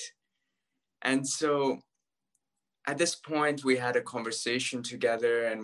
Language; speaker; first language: English; native; English